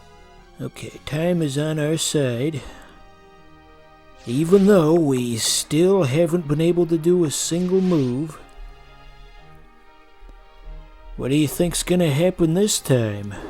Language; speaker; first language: English; native; English